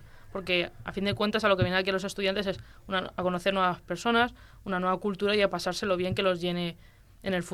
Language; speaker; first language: Spanish; native; Spanish